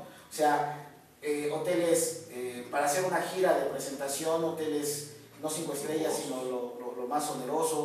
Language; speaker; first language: Spanish; native; Spanish